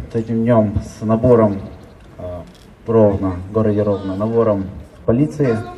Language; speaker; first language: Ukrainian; non-native, local second language; Russian